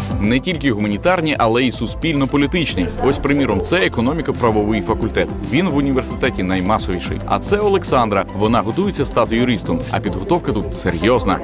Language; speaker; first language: Ukrainian; native; Ukrainian